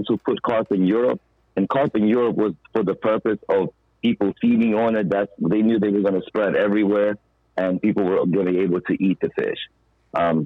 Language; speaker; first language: English; non-native, fluent; Ukrainian